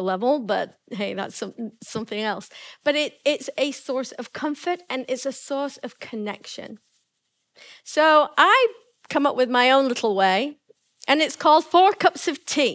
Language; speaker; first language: English; native; English